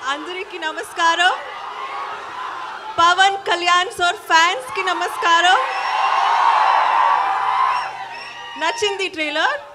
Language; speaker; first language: Telugu; non-native, learner; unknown